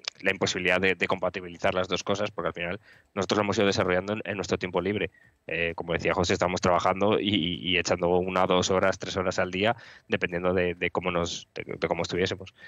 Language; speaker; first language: Spanish; native; Spanish